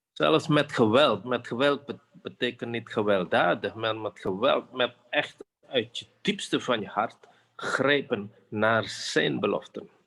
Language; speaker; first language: Dutch; non-native, fluent; Indonesian